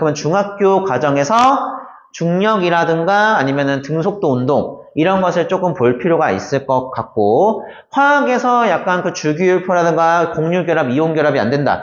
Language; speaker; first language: Korean; native; Korean